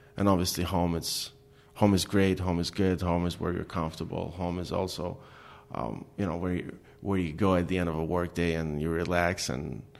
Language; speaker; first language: English; non-native, fluent; Albanian